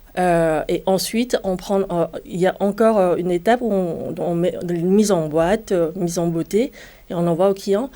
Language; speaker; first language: French; non-native, fluent; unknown